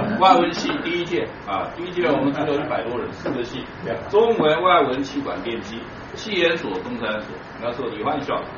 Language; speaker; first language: Chinese; native; Chinese